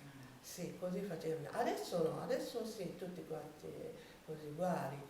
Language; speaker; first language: Italian; non-native, learner; Japanese